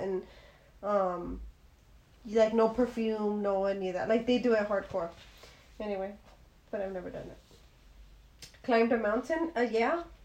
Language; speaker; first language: English; early bilingual, other home language; Spanish